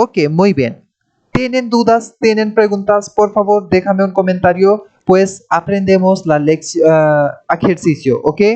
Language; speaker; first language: Spanish; non-native, fluent; Hindi